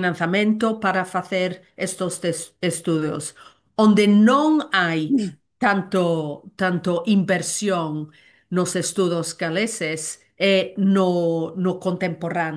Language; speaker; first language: Portuguese; non-native, learner; Welsh